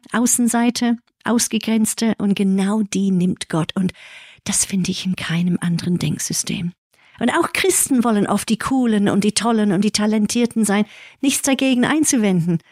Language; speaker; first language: German; early bilingual, heritage; English